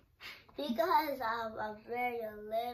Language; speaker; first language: English; early bilingual, other home language; Haitian Creole